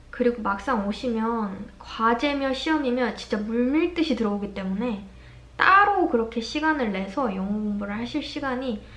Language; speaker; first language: Korean; native; Korean